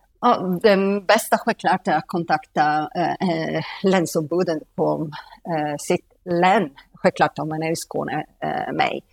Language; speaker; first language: Swedish; non-native, fluent; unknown